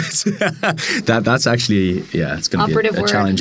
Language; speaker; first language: English; native; English